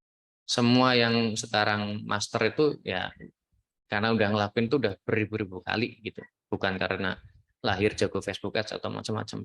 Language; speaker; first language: Indonesian; native; Indonesian